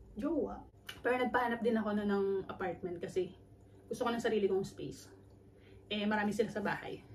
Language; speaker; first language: Filipino; native; Filipino